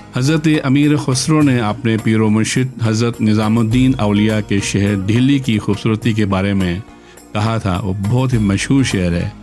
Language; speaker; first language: Urdu; non-native, local second language; Balti